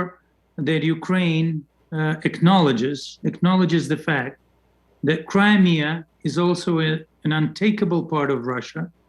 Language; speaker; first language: English; non-native, fluent; Russian